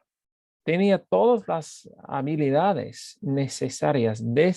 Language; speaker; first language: Spanish; non-native, fluent; English